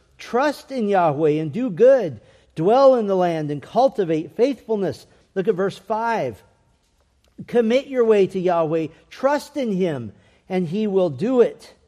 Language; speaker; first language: English; native; English